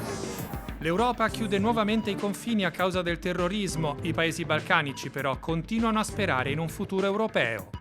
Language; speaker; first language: Italian; native; Italian